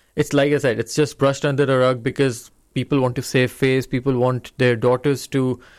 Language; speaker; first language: English; non-native, local second language; Urdu